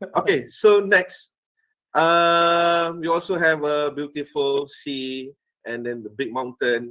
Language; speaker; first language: English; non-native, fluent; Malay